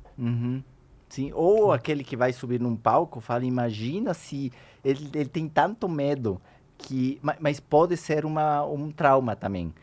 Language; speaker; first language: Portuguese; non-native, fluent; Spanish